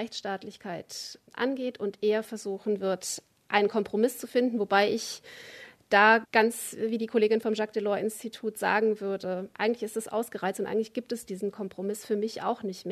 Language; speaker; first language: German; native; German